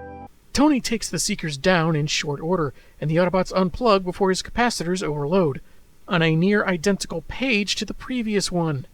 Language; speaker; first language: English; native; English